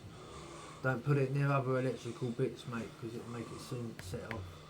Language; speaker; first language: English; native; English